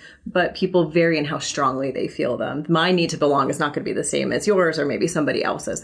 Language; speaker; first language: English; native; English